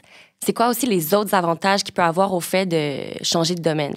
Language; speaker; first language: French; native; French